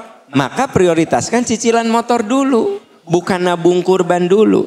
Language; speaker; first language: Indonesian; non-native, local second language; Sundanese